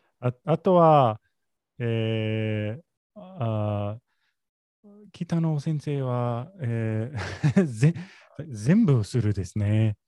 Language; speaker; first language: Japanese; non-native, learner; English